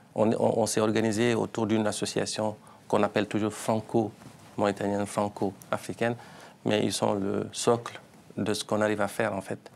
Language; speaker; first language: French; non-native, local second language; Fula